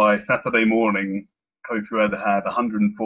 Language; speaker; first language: English; native; English